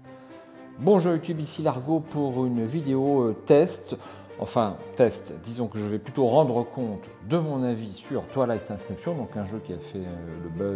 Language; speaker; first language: French; native; French